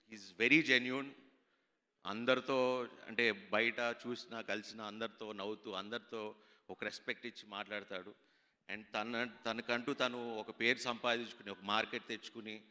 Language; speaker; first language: Telugu; native; Telugu